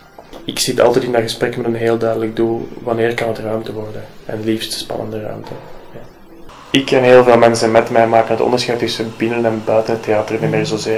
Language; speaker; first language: Dutch; native; Dutch